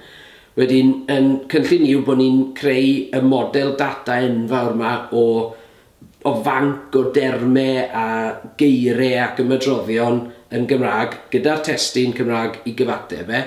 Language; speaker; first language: Welsh; native; Welsh